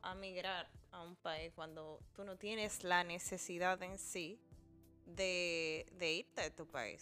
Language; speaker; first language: Spanish; early bilingual, heritage; Spanish